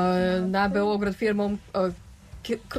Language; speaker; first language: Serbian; non-native, learner; Russian